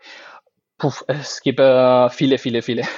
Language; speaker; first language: German; non-native, fluent; Spanish